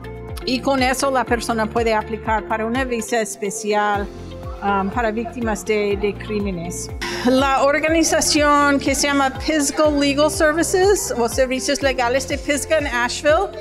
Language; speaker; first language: Spanish; non-native, fluent; English